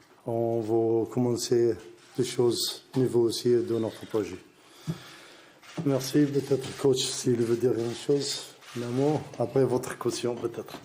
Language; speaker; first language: French; non-native, learner; Arabic